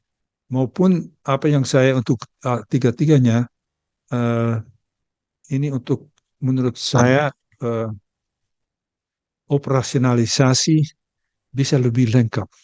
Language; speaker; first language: Indonesian; early bilingual, heritage; Dutch